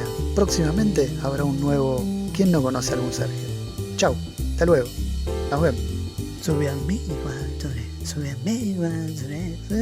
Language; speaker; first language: Spanish; native; Spanish